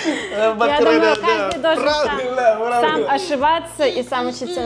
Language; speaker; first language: Russian; native; Russian